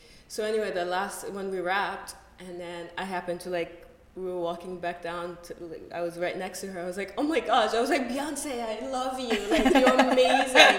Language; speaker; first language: English; native; English